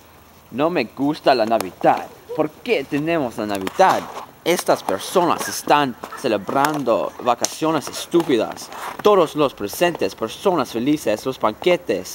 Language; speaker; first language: Spanish; non-native, learner; English